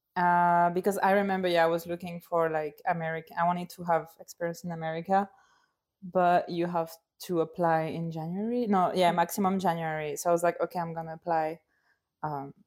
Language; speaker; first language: English; non-native, fluent; French